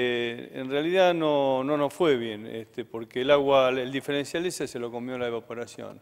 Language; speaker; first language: Spanish; native; Spanish